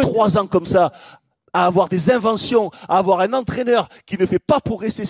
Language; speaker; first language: French; native; French